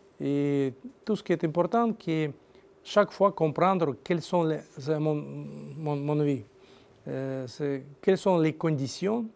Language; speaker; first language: French; non-native, learner; Russian